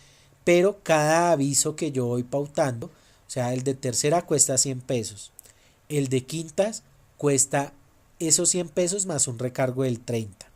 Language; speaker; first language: Spanish; native; Spanish